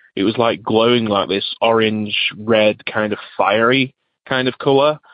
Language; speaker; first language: English; native; English